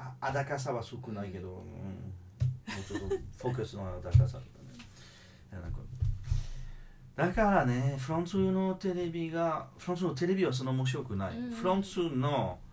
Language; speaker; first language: Japanese; non-native, fluent; French